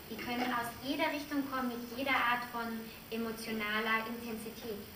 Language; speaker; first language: German; native; German